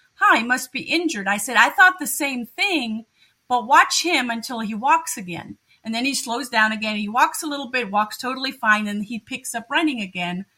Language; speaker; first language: English; non-native, fluent; German